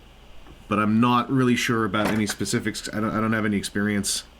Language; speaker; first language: English; native; English